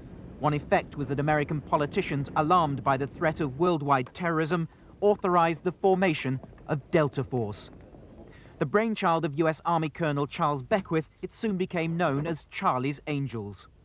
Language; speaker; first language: English; native; English